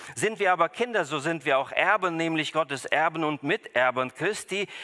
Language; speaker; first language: German; early bilingual, other home language; Russian